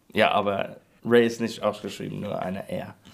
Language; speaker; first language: German; non-native, learner; English